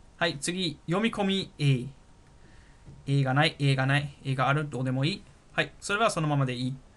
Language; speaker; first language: Japanese; non-native, fluent; German